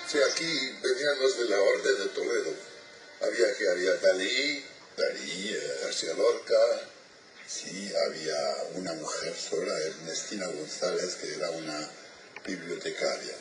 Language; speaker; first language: Spanish; non-native, fluent; French